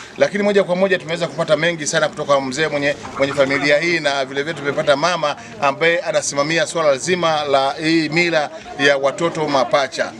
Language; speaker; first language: Swahili; native; Swahili